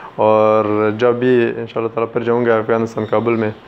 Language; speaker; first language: Urdu; non-native, learner; Pashto